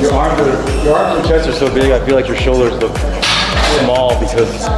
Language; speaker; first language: English; early bilingual, other home language; Chinese